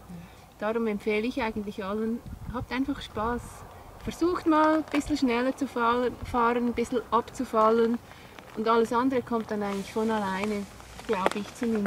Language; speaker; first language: German; native; German